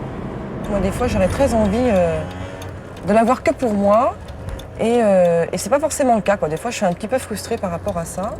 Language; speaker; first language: French; native; French